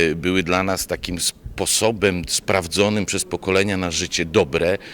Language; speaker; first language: Polish; non-native, local second language; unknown